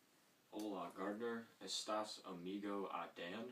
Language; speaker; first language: Spanish; non-native, learner; English